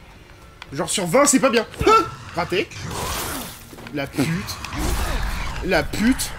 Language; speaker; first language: French; native; French